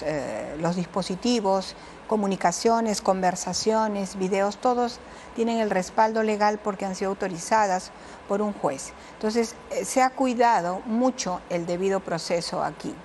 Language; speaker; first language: Spanish; native; Spanish